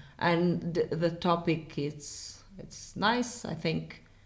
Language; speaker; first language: English; non-native, fluent; Portuguese